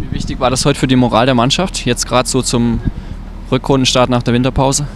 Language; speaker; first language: German; native; German